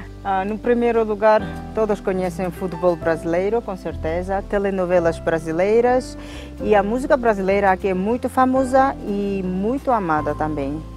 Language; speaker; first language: Portuguese; non-native, fluent; Georgian